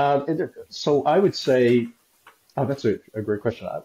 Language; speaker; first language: English; native; English